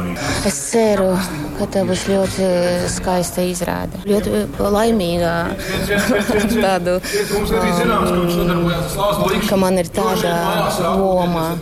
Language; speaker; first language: Latvian; non-native, learner; Russian